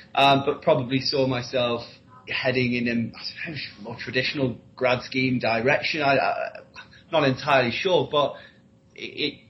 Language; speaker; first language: English; native; English